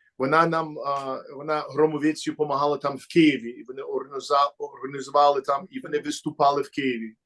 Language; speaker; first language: Ukrainian; early bilingual, heritage; Ukrainian